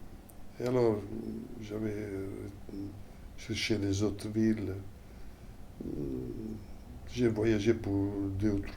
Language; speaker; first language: French; non-native, fluent; Italian